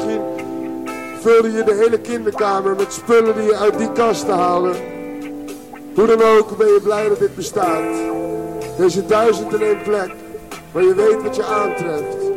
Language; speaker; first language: Dutch; native; Dutch